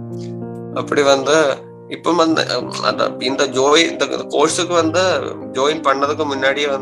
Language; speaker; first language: Tamil; non-native, learner; Malayalam